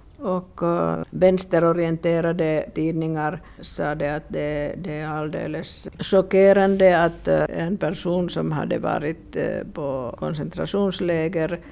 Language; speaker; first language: Swedish; non-native, local second language; Finnish